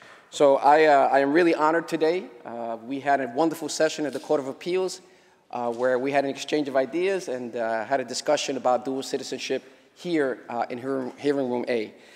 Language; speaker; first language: English; early bilingual, other home language; Spanish